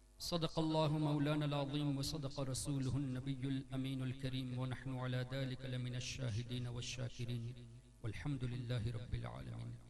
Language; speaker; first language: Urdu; non-native, fluent; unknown